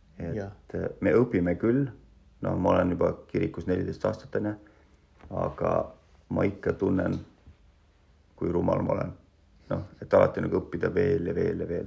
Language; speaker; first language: Estonian; non-native, local second language; Russian